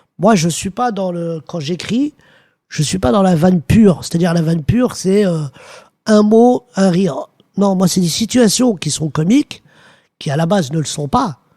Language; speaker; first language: French; early bilingual, other home language; Arabic